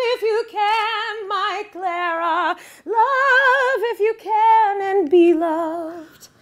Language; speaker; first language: English; native; English